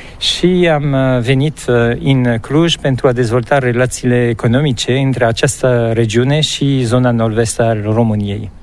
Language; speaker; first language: Romanian; non-native, fluent; French